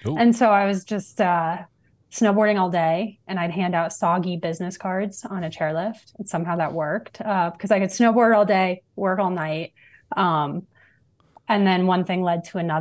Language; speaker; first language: English; native; English